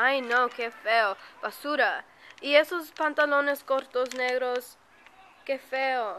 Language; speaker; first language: Spanish; non-native, learner; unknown